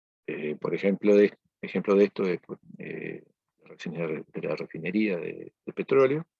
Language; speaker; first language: Spanish; native; Spanish